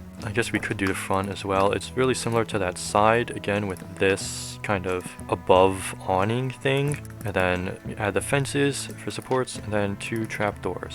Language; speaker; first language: English; native; English